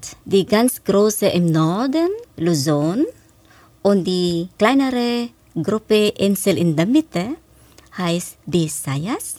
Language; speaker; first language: German; non-native, fluent; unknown